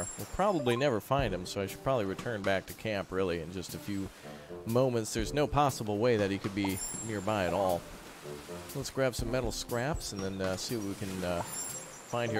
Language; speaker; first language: English; native; English